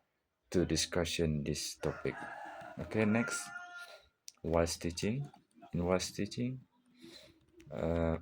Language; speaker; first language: English; non-native, learner; Indonesian